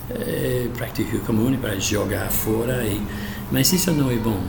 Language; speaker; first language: Portuguese; non-native, learner; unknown